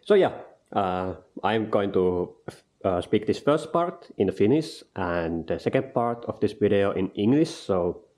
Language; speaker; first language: English; non-native, learner; Finnish